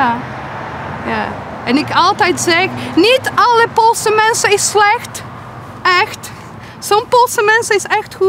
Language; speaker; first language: Dutch; non-native, learner; Polish